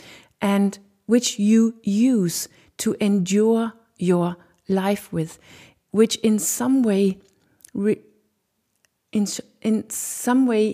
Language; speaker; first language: English; non-native, fluent; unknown